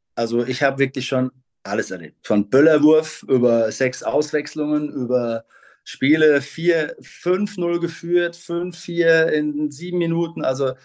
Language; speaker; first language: German; native; German